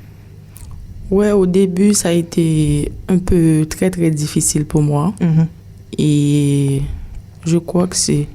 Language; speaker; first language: French; non-native, local second language; Haitian Creole